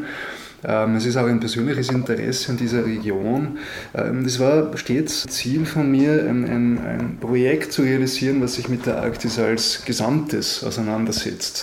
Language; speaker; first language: German; native; German